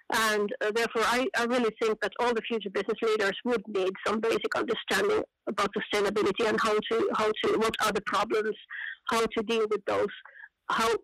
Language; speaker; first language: English; non-native, fluent; Finnish